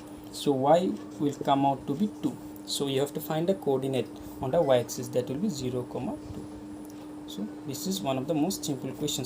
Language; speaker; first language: English; non-native, local second language; Hindi